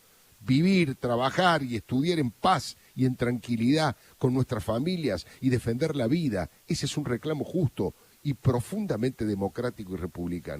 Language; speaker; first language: Spanish; native; Spanish